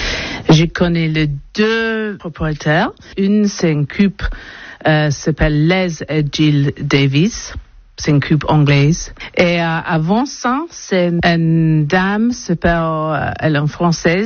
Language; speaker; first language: French; non-native, learner; English